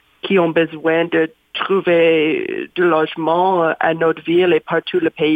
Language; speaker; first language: French; non-native, learner; English